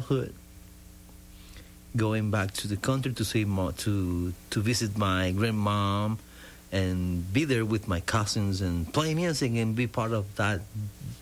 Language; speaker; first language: English; non-native, fluent; Spanish